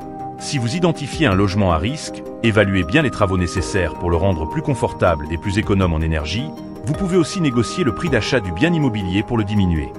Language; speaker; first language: French; native; French